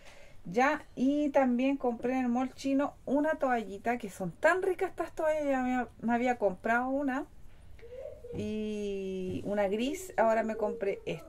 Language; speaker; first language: Spanish; native; Spanish